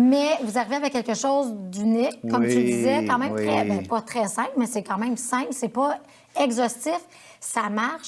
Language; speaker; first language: French; native; French